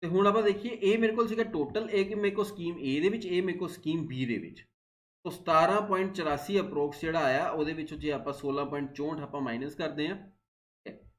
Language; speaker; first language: Hindi; non-native, local second language; Punjabi